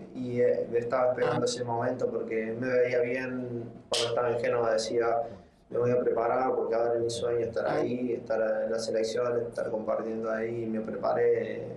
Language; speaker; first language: Spanish; native; Spanish